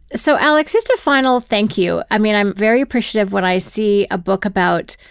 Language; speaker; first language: English; early bilingual, other home language; Russian